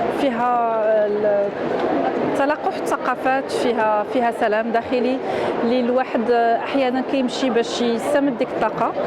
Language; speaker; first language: Arabic; native; Arabic